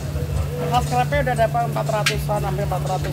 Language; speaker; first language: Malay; non-native, local second language; Indonesian